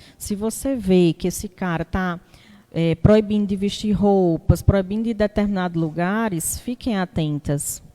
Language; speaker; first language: Portuguese; native; Portuguese